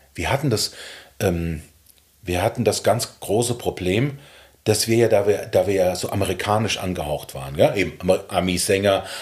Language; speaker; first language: German; native; German